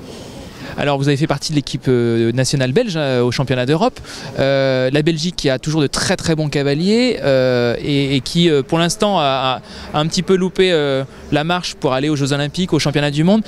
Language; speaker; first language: French; native; French